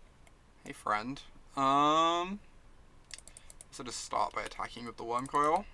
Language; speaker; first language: English; native; English